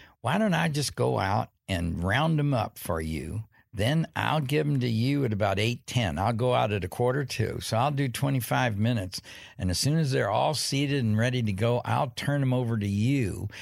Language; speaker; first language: English; native; English